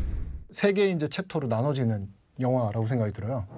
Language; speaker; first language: Korean; native; Korean